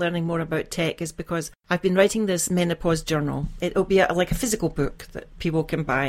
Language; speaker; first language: English; native; English